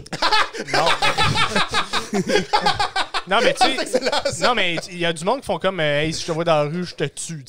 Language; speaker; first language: French; native; French